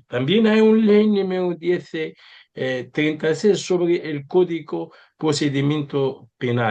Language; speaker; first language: Spanish; non-native, learner; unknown